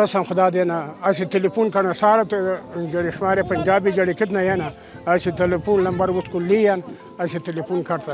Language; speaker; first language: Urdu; non-native, learner; Pashto